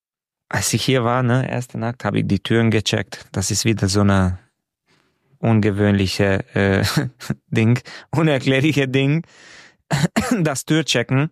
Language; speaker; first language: German; non-native, fluent; Romanian